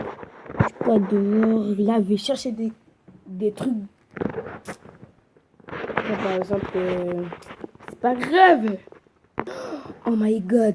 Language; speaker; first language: French; native; French